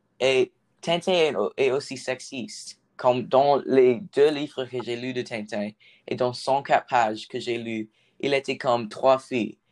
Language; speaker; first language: French; non-native, learner; English